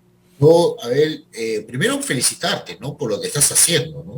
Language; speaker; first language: Spanish; native; Spanish